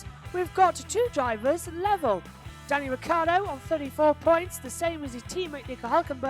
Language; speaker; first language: English; native; English